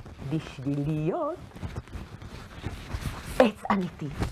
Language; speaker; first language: Hebrew; non-native, fluent; Russian